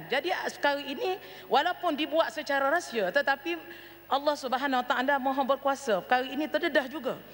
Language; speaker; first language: Malay; native; Malay